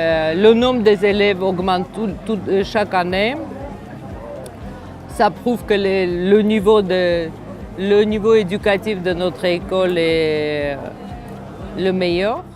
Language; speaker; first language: French; non-native, fluent; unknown